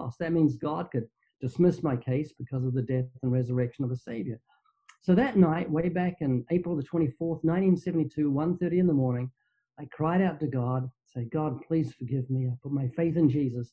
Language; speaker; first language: English; native; English